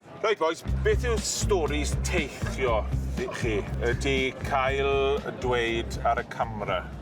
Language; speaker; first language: Welsh; non-native, local second language; English